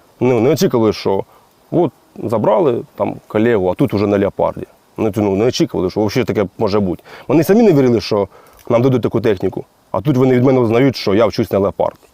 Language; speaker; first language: Ukrainian; non-native, local second language; Russian